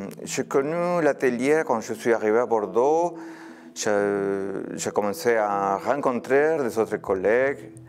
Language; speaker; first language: French; non-native, fluent; Spanish